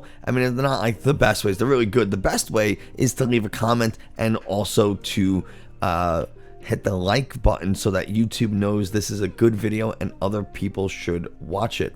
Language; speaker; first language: English; native; English